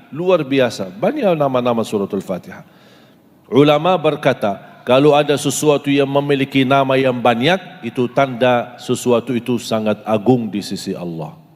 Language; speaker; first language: Indonesian; non-native, fluent; Arabic